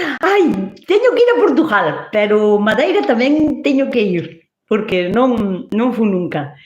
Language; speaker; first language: Galician; native; Galician